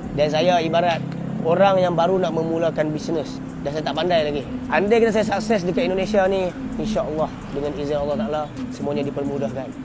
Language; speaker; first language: Malay; native; Malay